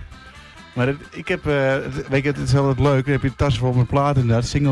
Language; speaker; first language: Dutch; native; Dutch